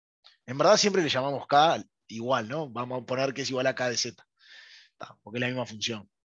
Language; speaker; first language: Spanish; native; Spanish